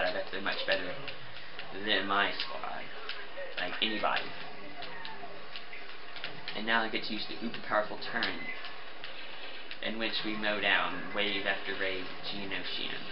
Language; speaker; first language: English; native; English